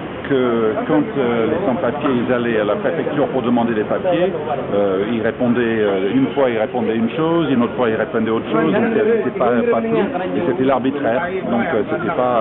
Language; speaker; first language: French; non-native, fluent; English